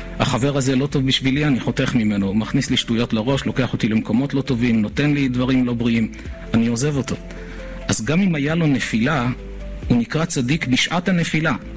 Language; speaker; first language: Hebrew; native; Hebrew